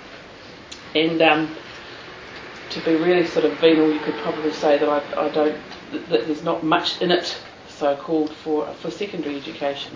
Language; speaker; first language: English; native; English